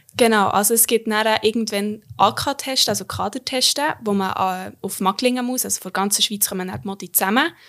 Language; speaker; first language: German; native; German